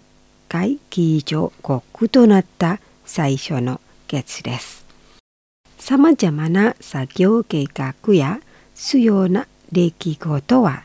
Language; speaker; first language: Japanese; non-native, fluent; Indonesian